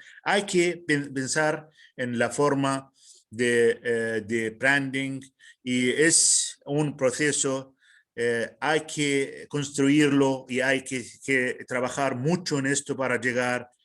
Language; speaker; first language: Spanish; non-native, fluent; Arabic